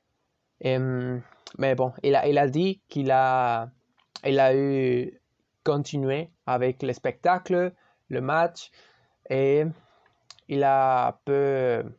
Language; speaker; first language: French; non-native, learner; Spanish